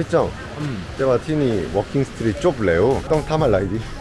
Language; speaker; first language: Thai; non-native, learner; Korean